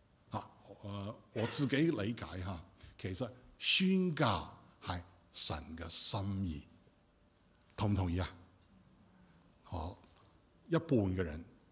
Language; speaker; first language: Cantonese; non-native, fluent; Chinese